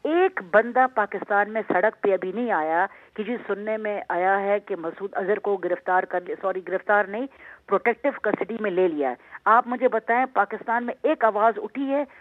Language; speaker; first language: Urdu; non-native, fluent; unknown